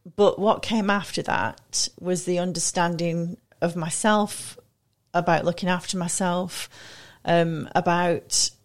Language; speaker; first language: English; native; English